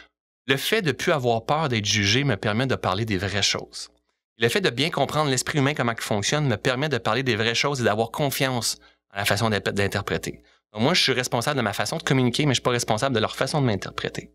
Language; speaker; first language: French; native; French